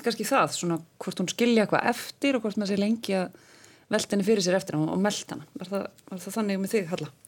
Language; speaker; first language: Icelandic; native; Icelandic